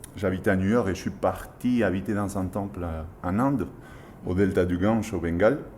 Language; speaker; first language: French; non-native, fluent; Spanish